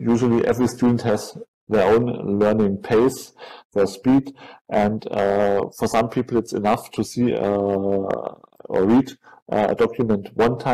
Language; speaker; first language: English; non-native, fluent; German